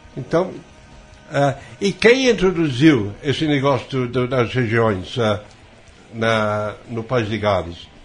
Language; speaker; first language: Portuguese; non-native, fluent; English